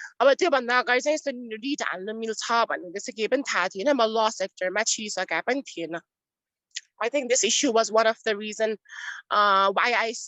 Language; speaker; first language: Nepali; non-native, local second language; Newari